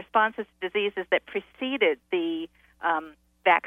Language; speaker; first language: English; native; English